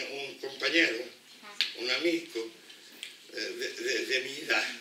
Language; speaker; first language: Spanish; non-native, fluent; Portuguese